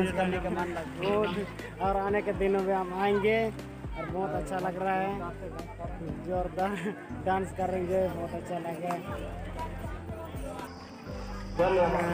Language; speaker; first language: Hindi; non-native, local second language; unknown